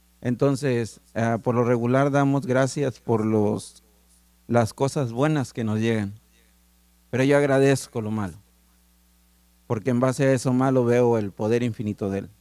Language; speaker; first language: Spanish; native; Spanish